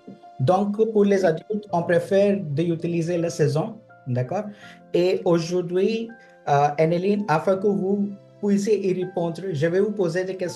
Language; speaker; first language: French; non-native, fluent; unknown